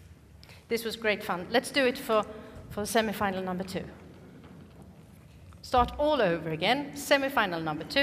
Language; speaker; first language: English; non-native, fluent; Swedish